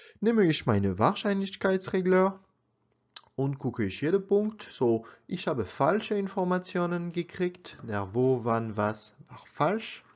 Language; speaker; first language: German; non-native, learner; French